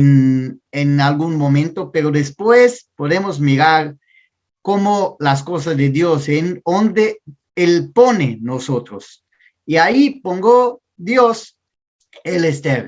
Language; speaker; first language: Spanish; non-native, learner; Portuguese